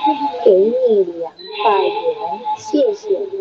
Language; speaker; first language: Chinese; non-native, learner; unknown